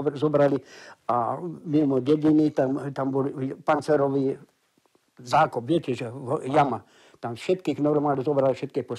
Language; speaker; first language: Slovak; non-native, local second language; German